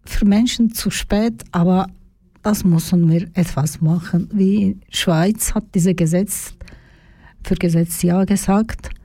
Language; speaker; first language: German; non-native, learner; Turkish